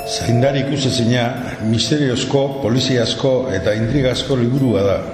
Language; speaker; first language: Basque; non-native, local second language; Spanish